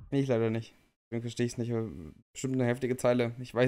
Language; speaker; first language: German; native; German